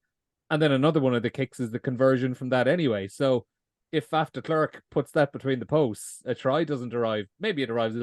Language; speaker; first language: English; native; English